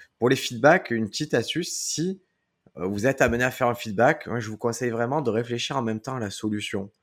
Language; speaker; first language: French; native; French